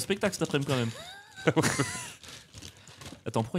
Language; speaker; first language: French; native; French